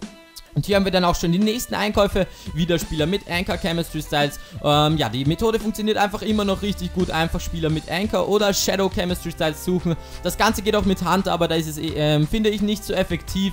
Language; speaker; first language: German; native; German